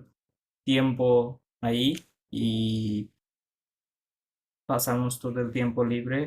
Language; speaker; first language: Spanish; non-native, fluent; Bangla